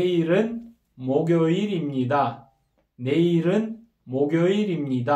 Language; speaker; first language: Korean; non-native, fluent; Kyrgyz